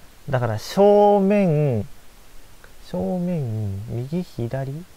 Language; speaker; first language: Japanese; native; Japanese